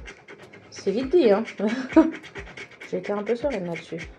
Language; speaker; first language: French; native; French